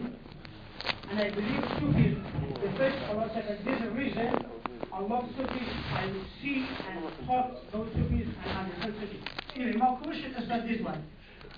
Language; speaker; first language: English; non-native, learner; Persian